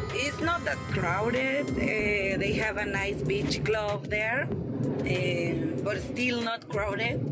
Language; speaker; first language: English; non-native, fluent; Spanish